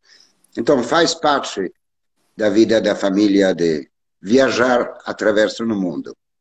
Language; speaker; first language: Portuguese; non-native, learner; French